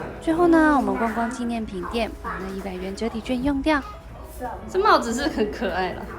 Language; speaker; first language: Chinese; native; Chinese